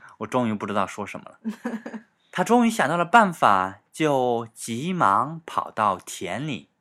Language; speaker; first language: Chinese; native; Chinese